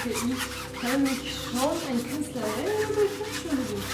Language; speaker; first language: German; non-native, fluent; Romanian